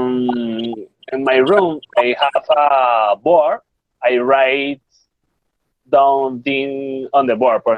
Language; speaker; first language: English; non-native, learner; Spanish